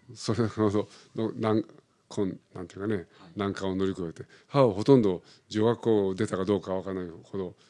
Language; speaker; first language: Japanese; native; Japanese